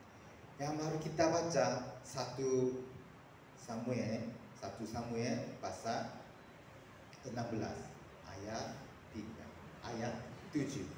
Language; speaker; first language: Indonesian; non-native, fluent; Korean